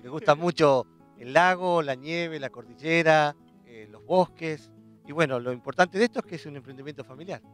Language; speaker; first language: Spanish; native; Spanish